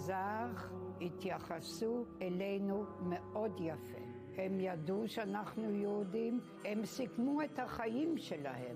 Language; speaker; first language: Hebrew; non-native, fluent; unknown